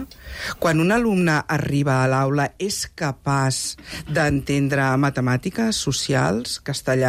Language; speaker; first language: Catalan; native; Catalan